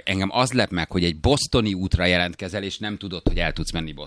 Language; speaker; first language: Hungarian; native; Hungarian